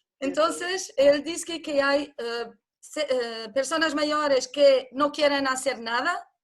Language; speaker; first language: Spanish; non-native, fluent; Portuguese